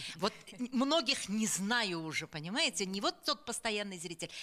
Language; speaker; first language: Russian; native; Russian